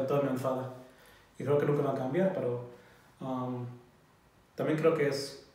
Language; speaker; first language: Spanish; non-native, learner; German